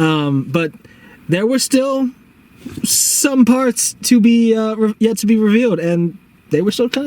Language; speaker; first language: English; native; English